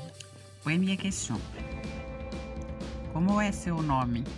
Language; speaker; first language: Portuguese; non-native, learner; Haitian Creole